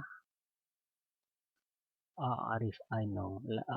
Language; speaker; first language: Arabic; non-native, learner; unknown